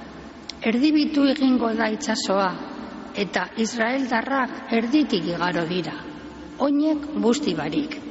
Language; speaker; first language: Basque; native; Basque